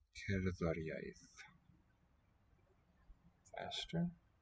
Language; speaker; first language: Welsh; non-native, learner; English